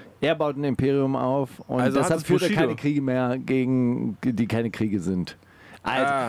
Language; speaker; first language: German; native; German